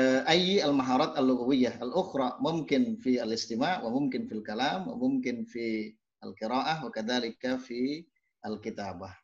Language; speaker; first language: Arabic; non-native, fluent; Indonesian